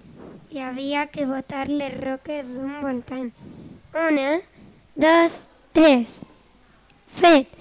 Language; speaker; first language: Catalan; non-native, local second language; Spanish